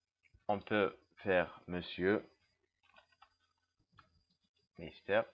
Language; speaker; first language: French; non-native, local second language; Arabic